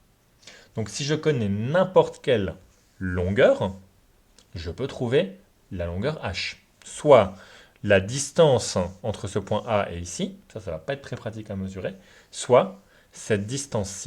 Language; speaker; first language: French; native; French